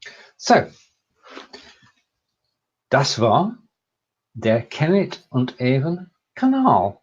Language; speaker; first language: German; non-native, learner; English